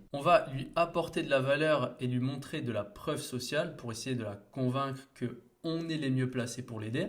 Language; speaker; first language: French; native; French